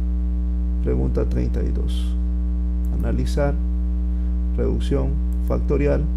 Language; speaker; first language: Spanish; native; Spanish